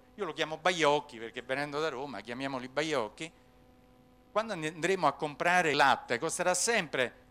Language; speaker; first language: Italian; native; Italian